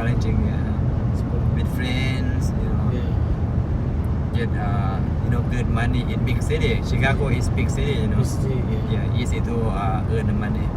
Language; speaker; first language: English; non-native, learner; Thai